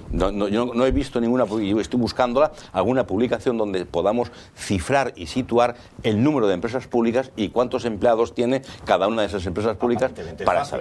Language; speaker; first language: Spanish; native; Spanish